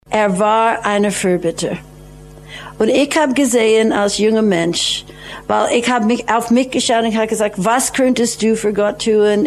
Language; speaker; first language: German; non-native, fluent; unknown